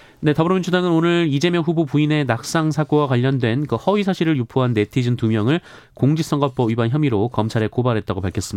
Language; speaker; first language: Korean; native; Korean